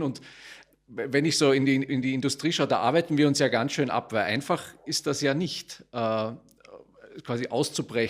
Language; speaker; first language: German; native; German